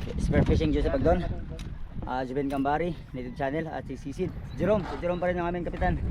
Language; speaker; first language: Filipino; non-native, local second language; Cebuano